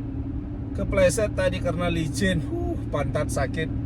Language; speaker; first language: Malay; non-native, local second language; Balinese